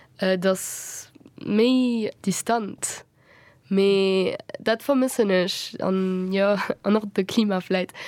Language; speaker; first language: Luxembourgish; early bilingual, other home language; Spanish